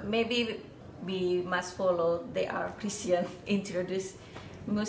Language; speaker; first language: English; non-native, learner; Indonesian